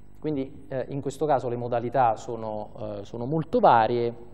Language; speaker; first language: Italian; native; Italian